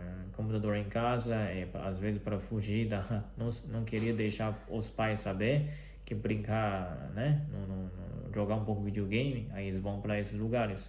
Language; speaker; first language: Portuguese; non-native, fluent; Chinese